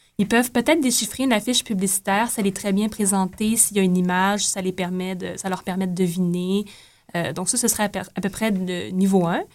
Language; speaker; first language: French; native; French